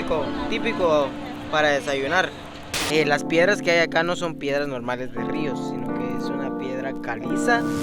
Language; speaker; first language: Spanish; native; Spanish